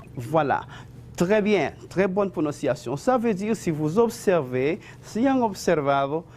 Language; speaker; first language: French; non-native, fluent; Spanish